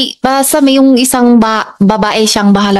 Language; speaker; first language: Filipino; non-native, learner; Chinese